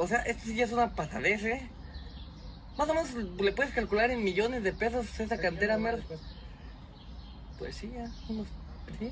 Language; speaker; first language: Spanish; native; Spanish